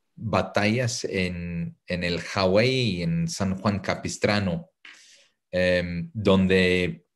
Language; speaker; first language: Spanish; non-native, fluent; English